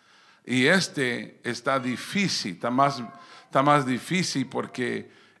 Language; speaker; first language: Spanish; early bilingual, heritage; Spanish